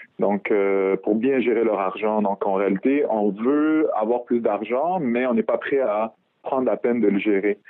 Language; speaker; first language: French; early bilingual, other home language; Arabic